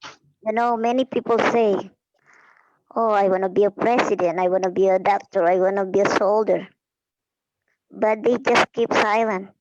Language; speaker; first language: English; non-native, fluent; Indonesian